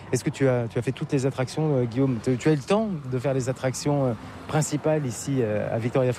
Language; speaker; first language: French; native; French